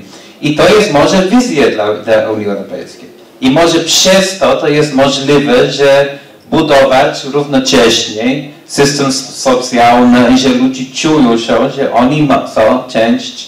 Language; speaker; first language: Polish; non-native, learner; English